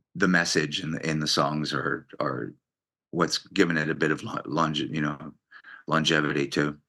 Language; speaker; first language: English; native; English